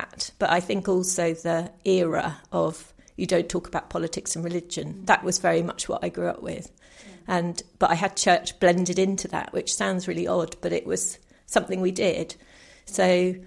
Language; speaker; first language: English; native; English